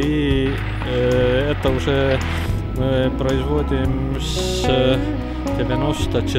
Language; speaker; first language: Russian; non-native, fluent; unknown